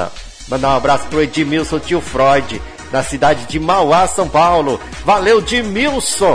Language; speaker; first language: Portuguese; native; Portuguese